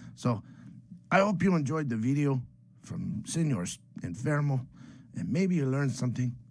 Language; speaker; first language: English; native; English